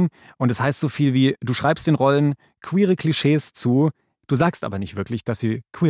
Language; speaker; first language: German; native; German